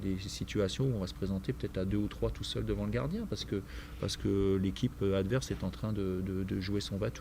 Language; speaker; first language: French; native; French